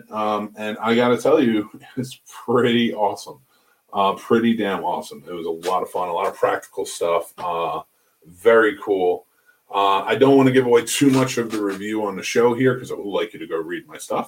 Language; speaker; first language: English; native; English